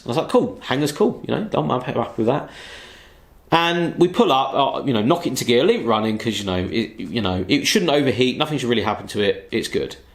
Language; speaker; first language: English; native; English